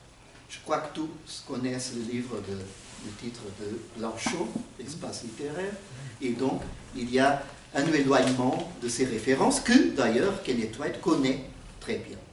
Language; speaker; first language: French; non-native, fluent; Portuguese